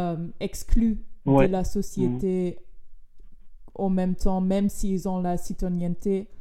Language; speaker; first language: French; non-native, fluent; German